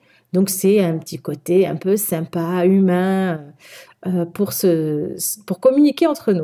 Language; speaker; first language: French; native; French